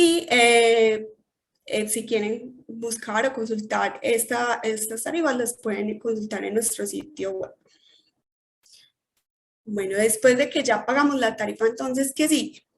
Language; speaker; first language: Spanish; native; Spanish